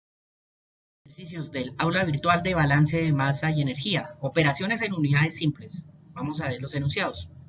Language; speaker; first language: Spanish; native; Spanish